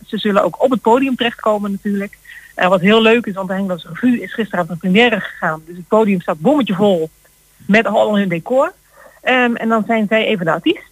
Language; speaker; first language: Dutch; native; Dutch